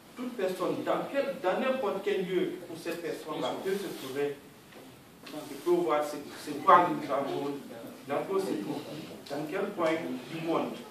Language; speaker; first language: French; non-native, local second language; Fula